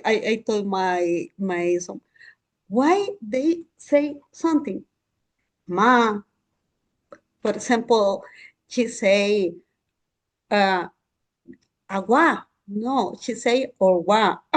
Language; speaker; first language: English; non-native, learner; Spanish